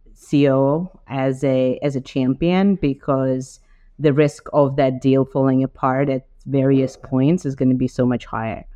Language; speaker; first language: English; non-native, fluent; Ukrainian